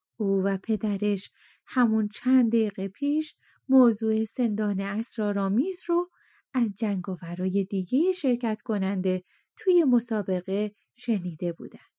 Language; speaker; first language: Persian; native; Persian